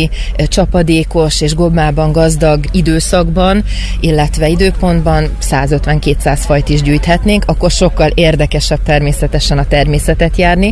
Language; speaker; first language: Hungarian; native; Hungarian